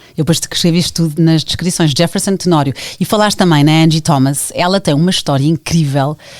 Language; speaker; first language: Portuguese; native; Portuguese